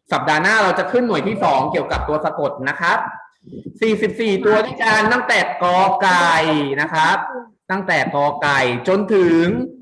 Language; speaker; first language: Thai; native; Thai